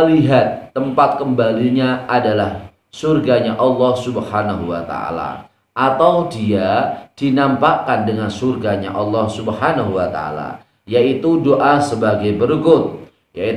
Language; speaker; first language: Indonesian; non-native, local second language; Javanese